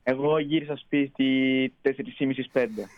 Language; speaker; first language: Greek; early bilingual, heritage; Greek